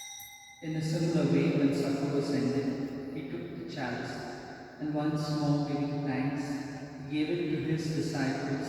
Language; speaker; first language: English; non-native, local second language; Konkani